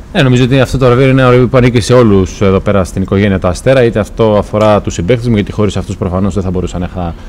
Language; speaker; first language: Greek; native; Greek